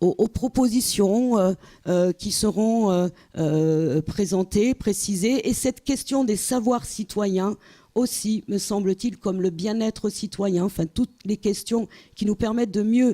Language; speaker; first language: French; native; French